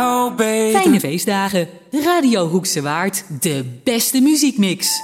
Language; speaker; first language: Dutch; native; Dutch